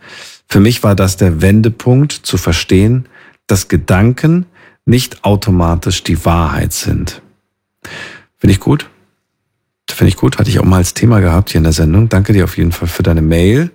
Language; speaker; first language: German; native; German